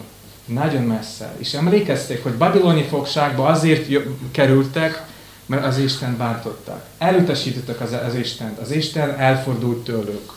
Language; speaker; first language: Hungarian; non-native, fluent; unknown